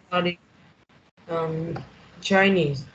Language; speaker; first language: English; non-native, learner; Vietnamese